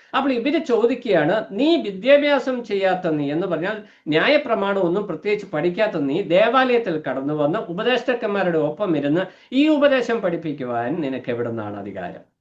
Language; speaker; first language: Malayalam; native; Malayalam